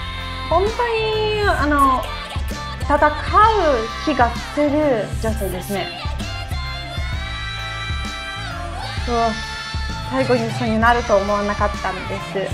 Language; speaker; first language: Japanese; non-native, fluent; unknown